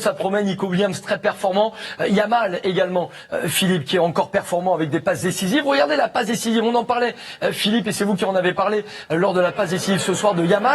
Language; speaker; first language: French; native; French